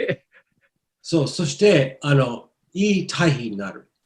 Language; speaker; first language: Japanese; non-native, learner; English